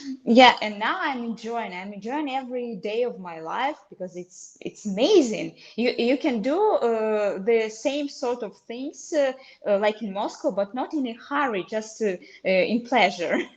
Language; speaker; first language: English; non-native, fluent; Russian